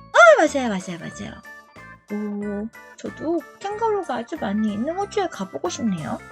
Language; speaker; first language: Korean; native; Korean